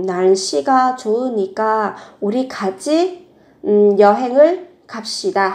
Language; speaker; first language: Korean; non-native, fluent; Vietnamese